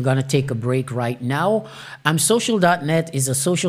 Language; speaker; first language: English; non-native, local second language; Jamaican Creole English